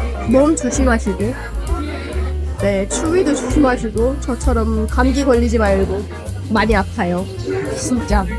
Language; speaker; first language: Korean; non-native, fluent; Turkish